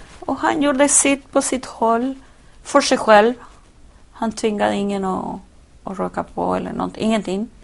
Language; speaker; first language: Swedish; non-native, fluent; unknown